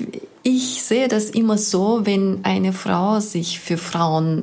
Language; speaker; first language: German; non-native, fluent; Turkish